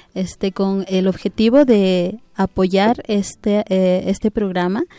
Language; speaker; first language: Spanish; native; Spanish